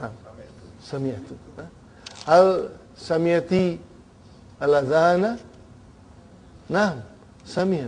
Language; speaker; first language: Arabic; non-native, fluent; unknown